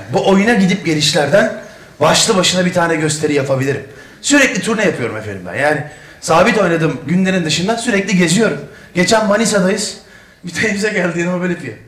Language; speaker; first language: Turkish; native; Turkish